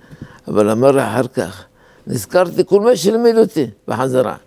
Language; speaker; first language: Hebrew; non-native, fluent; Arabic